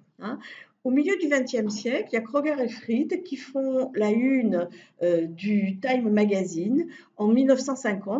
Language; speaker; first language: French; native; French